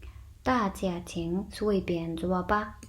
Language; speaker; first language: Chinese; non-native, fluent; Mongolian